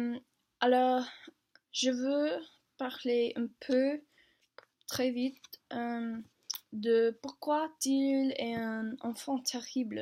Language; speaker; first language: French; non-native, learner; English